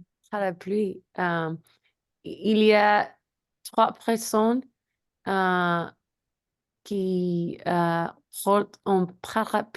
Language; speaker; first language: French; non-native, learner; Spanish